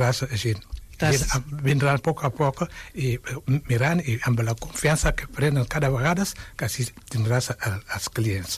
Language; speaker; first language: Catalan; non-native, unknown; Wolof